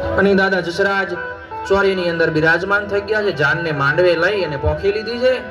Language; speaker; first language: Gujarati; native; Gujarati